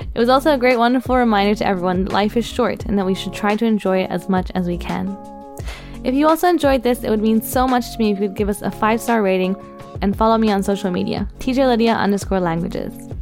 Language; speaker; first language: English; native; English